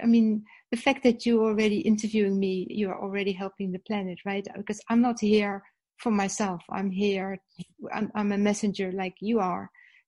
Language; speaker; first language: English; non-native, fluent; Dutch